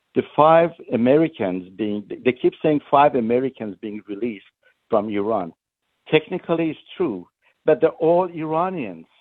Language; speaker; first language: English; non-native, fluent; Persian